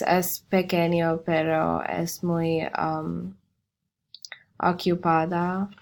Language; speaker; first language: Spanish; non-native, learner; English